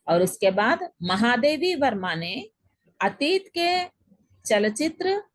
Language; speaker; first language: Hindi; non-native, local second language; Telugu